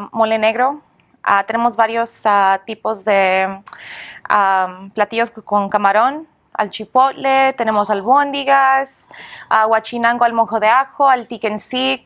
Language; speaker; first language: Spanish; early bilingual, heritage; English